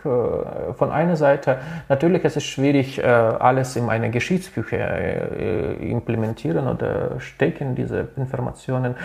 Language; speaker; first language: German; non-native, local second language; Russian